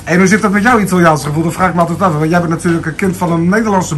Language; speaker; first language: Dutch; native; Dutch